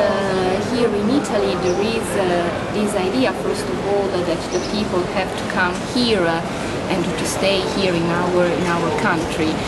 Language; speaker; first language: English; non-native, fluent; Italian